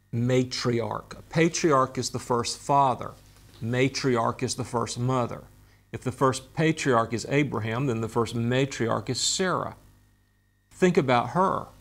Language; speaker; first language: English; native; English